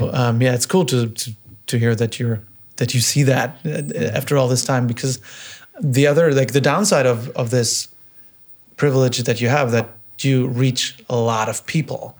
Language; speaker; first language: English; non-native, fluent; German